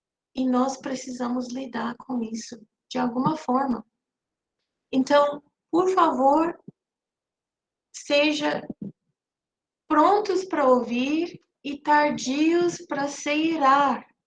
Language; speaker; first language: Portuguese; non-native, fluent; English